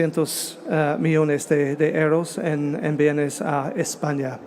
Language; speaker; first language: Spanish; non-native, fluent; English